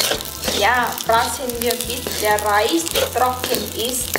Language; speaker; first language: German; non-native, learner; Thai